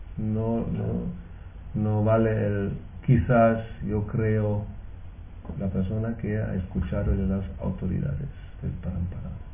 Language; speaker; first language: Spanish; native; Spanish